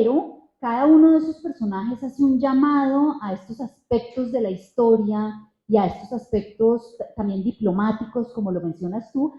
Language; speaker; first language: Spanish; native; Spanish